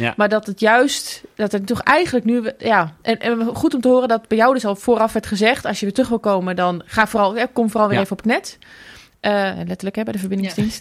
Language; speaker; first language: Dutch; native; Dutch